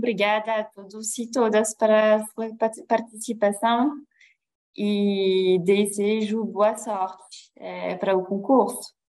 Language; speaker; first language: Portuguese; non-native, fluent; French